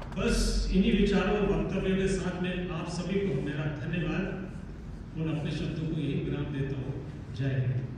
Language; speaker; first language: Hindi; native; Hindi